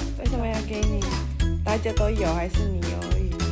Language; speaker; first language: Chinese; non-native, fluent; Filipino